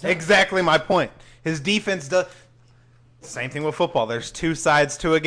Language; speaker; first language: English; native; English